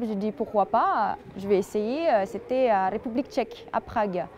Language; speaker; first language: French; non-native, fluent; Indonesian